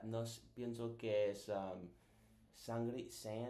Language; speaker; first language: Spanish; non-native, learner; English